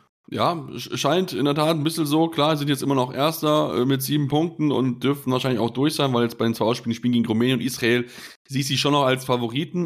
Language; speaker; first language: German; native; German